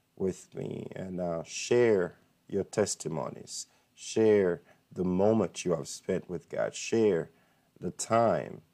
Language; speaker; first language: English; non-native, fluent; Haitian Creole